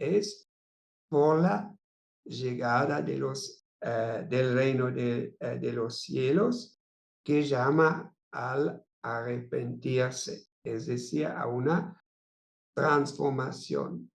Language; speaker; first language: Spanish; non-native, fluent; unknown